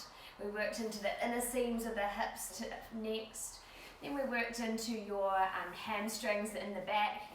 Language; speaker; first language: English; native; English